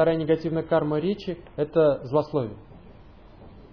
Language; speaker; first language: Russian; native; Russian